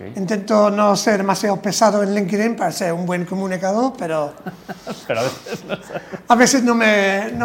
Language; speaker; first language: Spanish; non-native, fluent; English